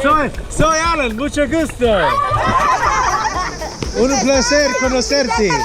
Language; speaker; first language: Spanish; non-native, learner; English